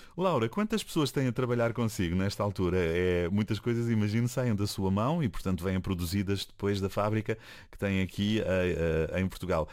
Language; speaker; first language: Portuguese; native; Portuguese